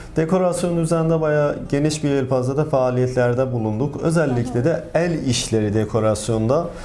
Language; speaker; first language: Turkish; non-native, fluent; Persian